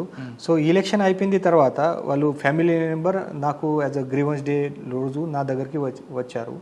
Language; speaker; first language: Telugu; non-native, learner; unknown